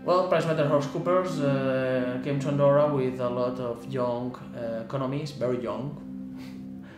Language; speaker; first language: English; non-native, learner; Spanish